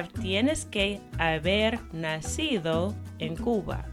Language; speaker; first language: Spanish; non-native, fluent; English